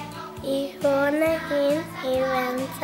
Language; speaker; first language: German; non-native, learner; Slovenian